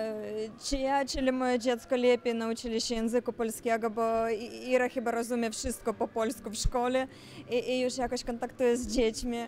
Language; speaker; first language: Polish; non-native, fluent; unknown